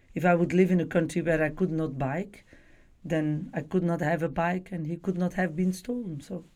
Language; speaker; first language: English; non-native, fluent; Dutch